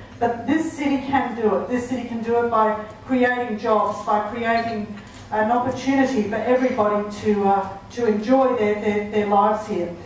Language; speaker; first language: English; native; English